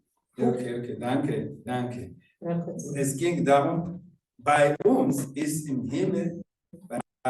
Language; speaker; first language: German; non-native, fluent; Rundi